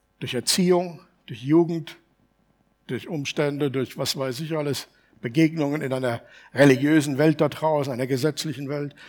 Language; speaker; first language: German; native; German